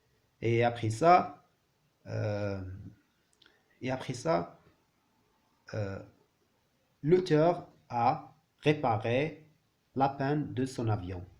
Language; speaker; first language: French; non-native, learner; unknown